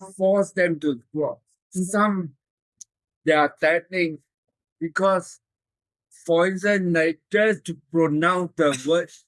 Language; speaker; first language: English; non-native, local second language; Malay